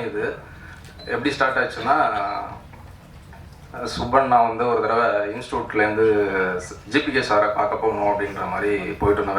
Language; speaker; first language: Tamil; native; Tamil